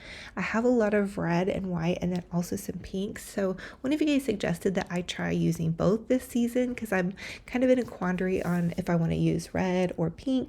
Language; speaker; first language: English; native; English